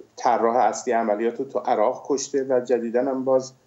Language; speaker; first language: Persian; native; Persian